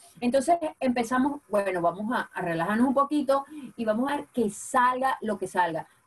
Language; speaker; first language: Spanish; native; Spanish